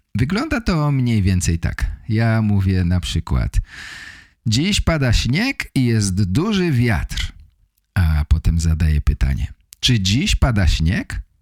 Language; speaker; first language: Polish; native; Polish